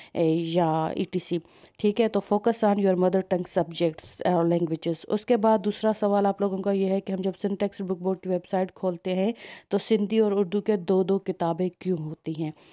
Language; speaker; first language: Urdu; non-native, local second language; Sindhi